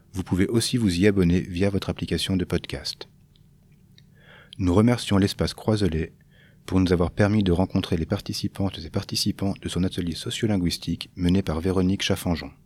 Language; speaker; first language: French; native; French